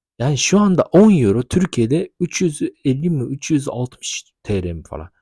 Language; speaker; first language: Turkish; non-native, fluent; Japanese